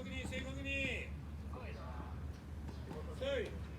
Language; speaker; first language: Japanese; native; Japanese